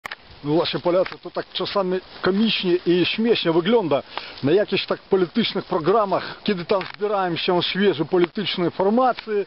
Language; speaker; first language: Polish; non-native, fluent; Ukrainian